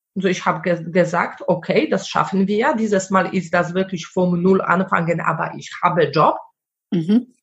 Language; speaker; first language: German; non-native, fluent; Polish